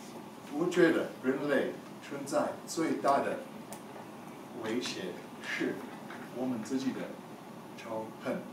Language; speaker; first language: Chinese; non-native, learner; English